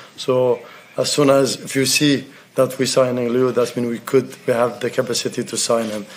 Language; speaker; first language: English; non-native, fluent; Arabic